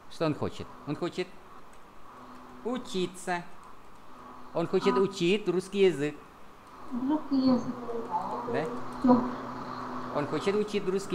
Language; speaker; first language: Russian; non-native, fluent; Vietnamese